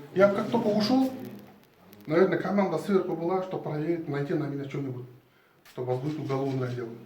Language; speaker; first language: Russian; non-native, local second language; Kyrgyz